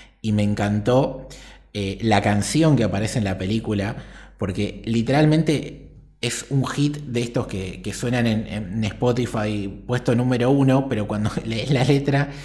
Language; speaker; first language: Spanish; native; Spanish